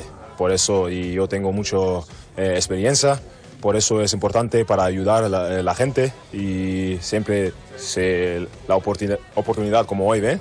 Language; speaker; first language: Spanish; non-native, learner; German